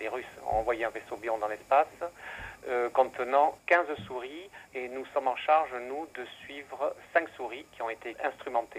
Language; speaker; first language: French; native; French